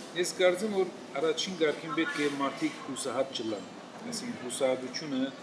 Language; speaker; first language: Armenian; native; Armenian